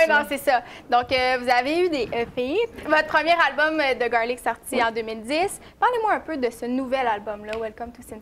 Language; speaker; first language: French; native; French